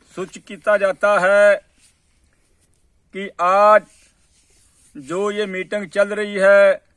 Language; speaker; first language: Hindi; native; Hindi